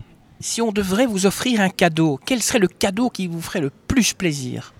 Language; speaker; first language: French; native; French